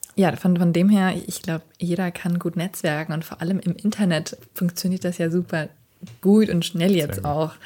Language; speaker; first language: German; early bilingual, other home language; Kurdish